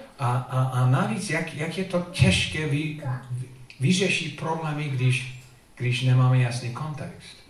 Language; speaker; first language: Czech; non-native, fluent; English